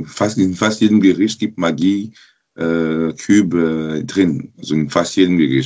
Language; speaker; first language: German; non-native, learner; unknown